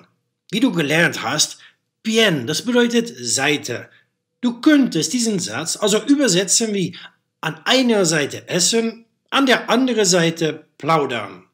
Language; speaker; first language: German; non-native, fluent; Dutch